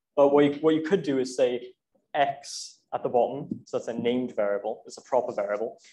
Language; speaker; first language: English; native; English